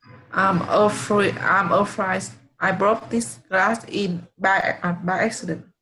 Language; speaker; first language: English; non-native, learner; Vietnamese